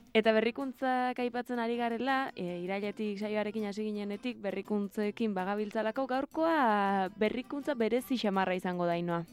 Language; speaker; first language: Basque; native; Basque